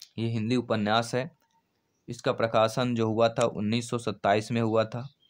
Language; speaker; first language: Hindi; native; Hindi